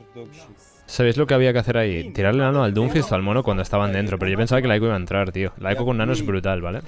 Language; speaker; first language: Spanish; native; Spanish